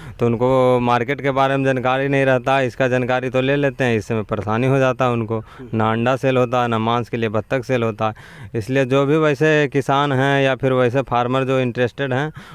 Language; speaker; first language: Hindi; native; Hindi